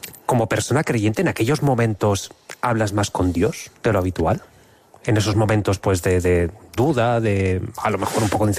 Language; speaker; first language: Spanish; native; Spanish